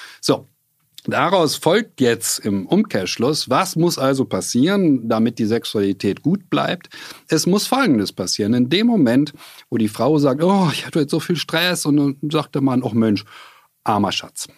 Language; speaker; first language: German; native; German